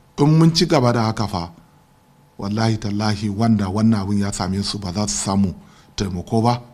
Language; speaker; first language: Hausa; non-native, local second language; Kanuri